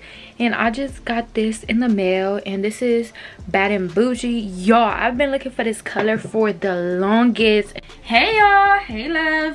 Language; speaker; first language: English; native; English